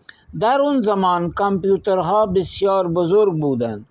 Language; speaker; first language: Persian; non-native, fluent; Urdu